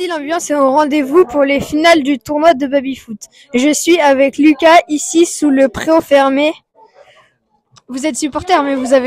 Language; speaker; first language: French; native; French